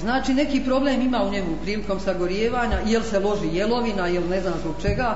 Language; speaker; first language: Croatian; native; Croatian